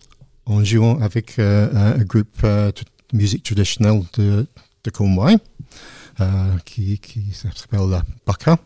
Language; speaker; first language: French; non-native, learner; English